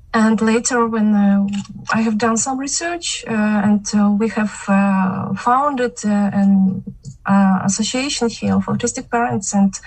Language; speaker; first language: English; non-native, fluent; Kazakh